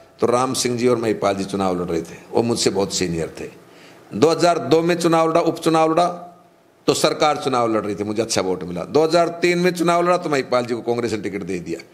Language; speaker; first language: Hindi; native; Hindi